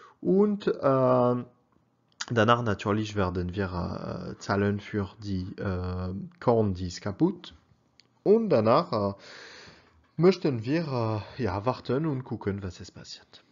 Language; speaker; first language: German; non-native, learner; French